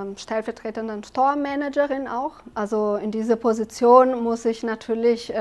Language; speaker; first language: German; non-native, fluent; Portuguese